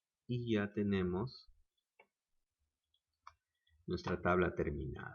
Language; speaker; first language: Spanish; native; Spanish